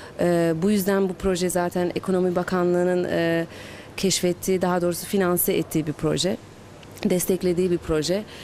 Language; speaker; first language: Turkish; early bilingual, heritage; Turkish